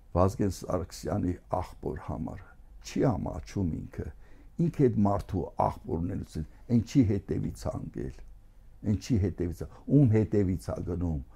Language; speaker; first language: Armenian; native; Armenian